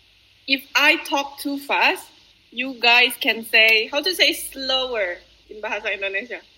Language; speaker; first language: English; non-native, fluent; Indonesian